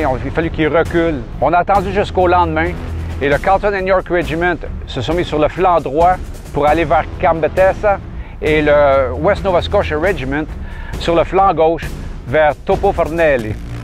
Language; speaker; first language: French; native; French